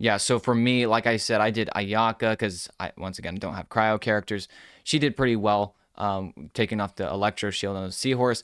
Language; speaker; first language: English; native; English